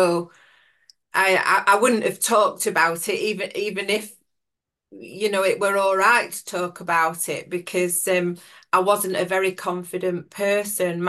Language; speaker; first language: English; native; English